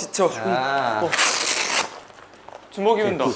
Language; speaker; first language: Korean; native; Korean